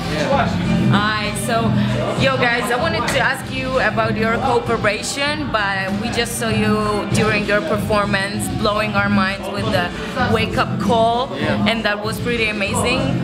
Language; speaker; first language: English; non-native, fluent; Polish